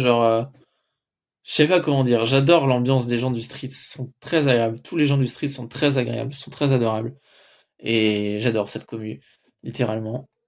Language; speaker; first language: French; native; French